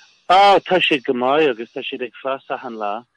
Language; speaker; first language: Irish; non-native, local second language; English